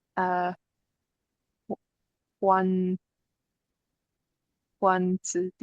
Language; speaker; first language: Chinese; non-native, learner; English